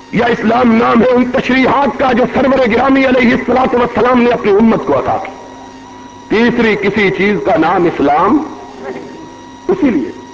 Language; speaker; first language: Urdu; non-native, local second language; Punjabi